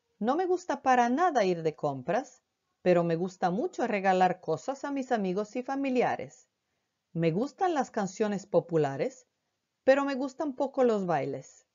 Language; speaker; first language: Spanish; non-native, fluent; Croatian